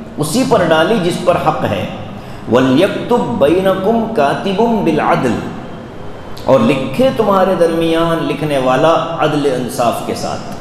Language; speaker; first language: Urdu; native; Urdu